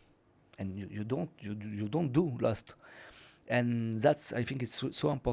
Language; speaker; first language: English; non-native, learner; French